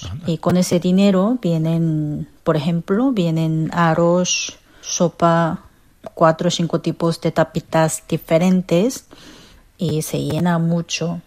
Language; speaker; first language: Spanish; non-native, learner; Korean